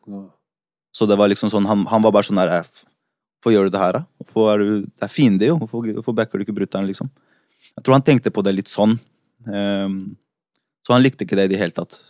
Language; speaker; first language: Norwegian; early bilingual, other home language; Spanish